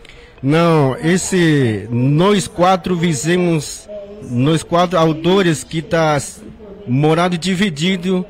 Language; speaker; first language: Portuguese; non-native, local second language; Yanomámi